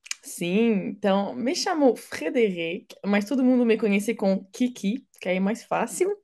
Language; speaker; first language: Portuguese; non-native, fluent; French